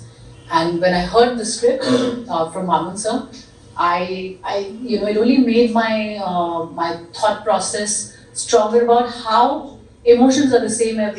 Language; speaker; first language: English; non-native, local second language; Hindi